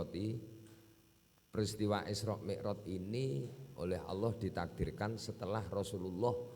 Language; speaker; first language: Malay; non-native, local second language; Javanese